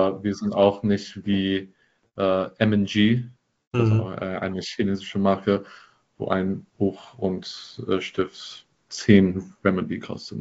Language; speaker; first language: German; non-native, fluent; English